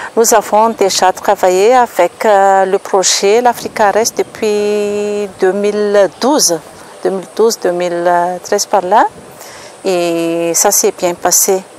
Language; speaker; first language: French; non-native, local second language; Malagasy